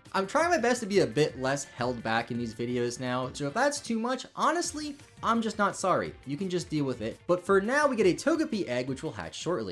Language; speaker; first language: English; native; English